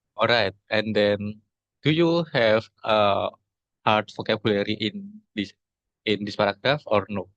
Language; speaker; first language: English; non-native, learner; Indonesian